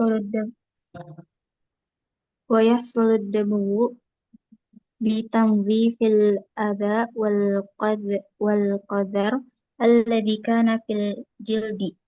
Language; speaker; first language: Arabic; non-native, learner; Indonesian